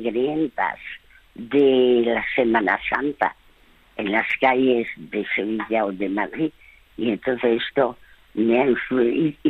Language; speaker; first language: Spanish; early bilingual, other home language; French